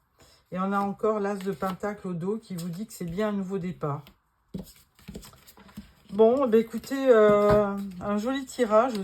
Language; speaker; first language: French; native; French